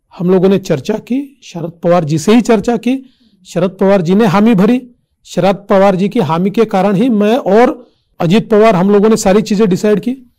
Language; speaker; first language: Hindi; non-native, local second language; Marathi